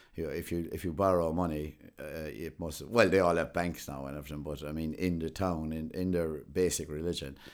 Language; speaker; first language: English; native; English